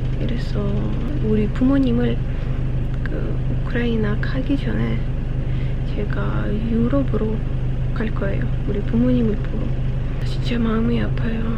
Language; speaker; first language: Korean; non-native, fluent; Ukrainian